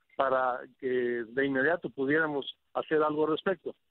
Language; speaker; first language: Spanish; native; Spanish